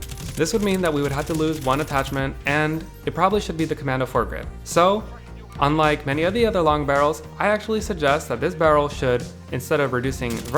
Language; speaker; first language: English; native; English